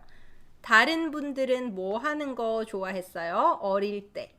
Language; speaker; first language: Korean; native; Korean